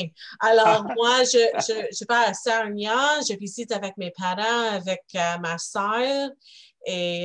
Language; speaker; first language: French; non-native, local second language; English